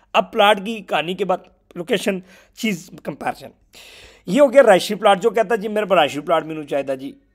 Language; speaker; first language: Urdu; non-native, local second language; Punjabi